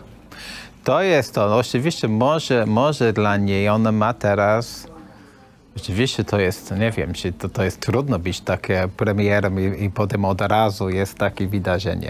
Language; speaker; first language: Polish; non-native, learner; English